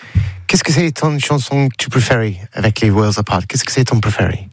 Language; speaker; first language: French; non-native, learner; English